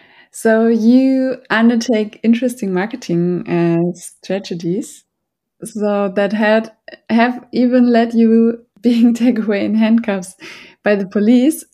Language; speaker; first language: English; non-native, fluent; German